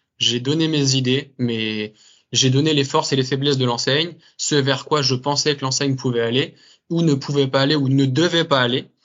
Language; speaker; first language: French; native; French